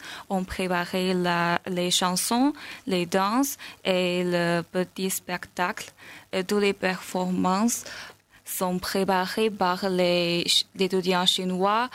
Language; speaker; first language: French; non-native, learner; Chinese